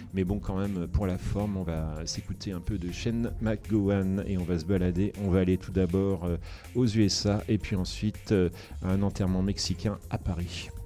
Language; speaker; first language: French; native; French